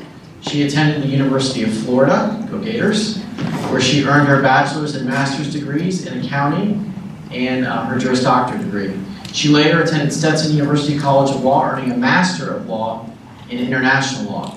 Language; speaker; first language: English; native; English